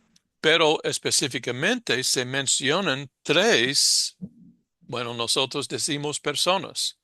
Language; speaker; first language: Spanish; non-native, fluent; English